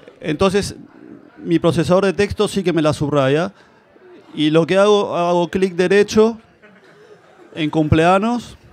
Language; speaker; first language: Spanish; native; Spanish